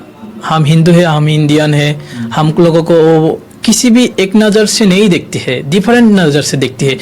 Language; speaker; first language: Hindi; non-native, learner; Bangla